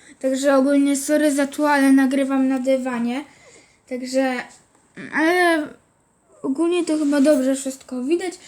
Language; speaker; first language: Polish; native; Polish